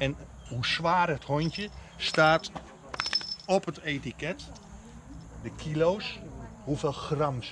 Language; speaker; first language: Dutch; non-native, fluent; Thai